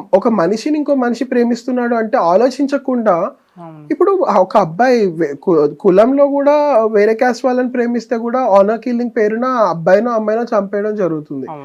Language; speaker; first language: Telugu; native; Telugu